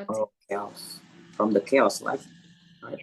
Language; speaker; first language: English; non-native, learner; Indonesian